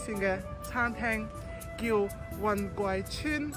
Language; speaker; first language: Cantonese; non-native, fluent; English